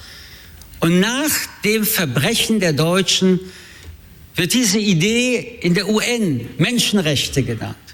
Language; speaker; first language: German; early bilingual, other home language; French